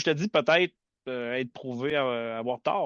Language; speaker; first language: French; native; French